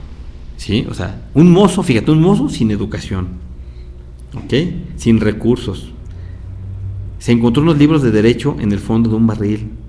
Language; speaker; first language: Spanish; native; Spanish